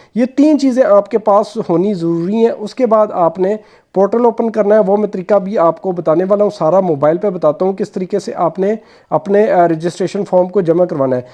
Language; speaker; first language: Urdu; native; Urdu